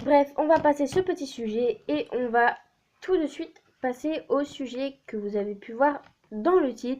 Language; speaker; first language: French; native; French